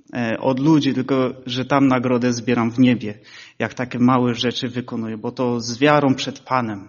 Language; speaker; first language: Polish; early bilingual, heritage; Polish